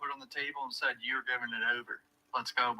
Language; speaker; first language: English; native; English